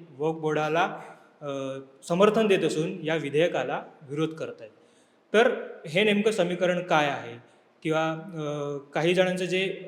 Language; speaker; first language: Marathi; native; Marathi